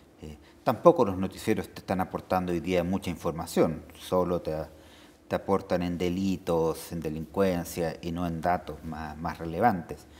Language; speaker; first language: Spanish; native; Spanish